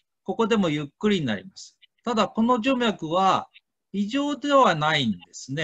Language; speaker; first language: Japanese; native; Japanese